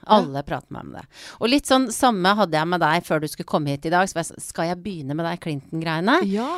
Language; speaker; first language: Norwegian; native; Norwegian